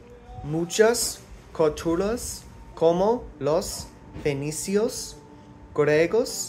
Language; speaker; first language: Spanish; non-native, learner; English